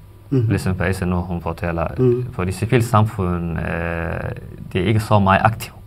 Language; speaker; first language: Danish; non-native, fluent; Somali